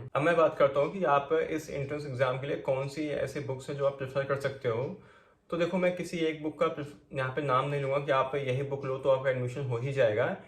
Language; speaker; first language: Hindi; native; Hindi